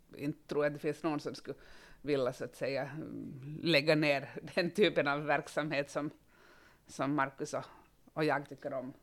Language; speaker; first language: Swedish; native; Swedish